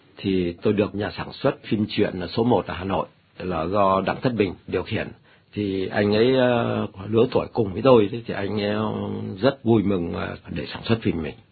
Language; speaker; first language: Vietnamese; native; Vietnamese